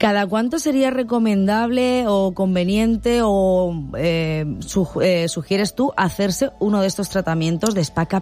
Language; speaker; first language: Spanish; native; Spanish